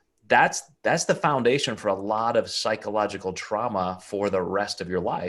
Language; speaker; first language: English; native; English